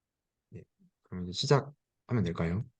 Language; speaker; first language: Korean; native; Korean